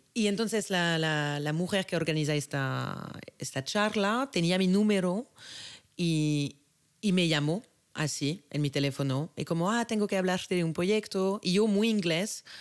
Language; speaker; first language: Spanish; non-native, fluent; French